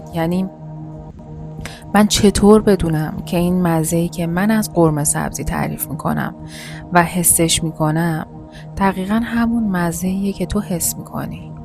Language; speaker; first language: Persian; native; Persian